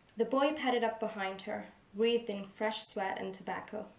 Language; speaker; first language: English; non-native, fluent; Italian